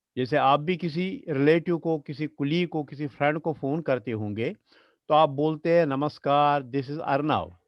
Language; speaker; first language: Hindi; non-native, local second language; Kashmiri